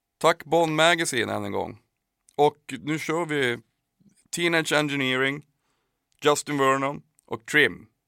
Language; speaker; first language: Swedish; native; Swedish